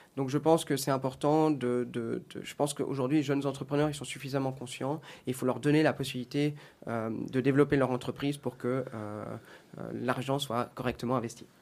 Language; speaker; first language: French; native; French